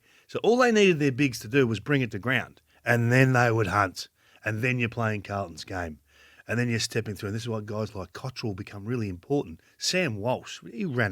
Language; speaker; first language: English; native; English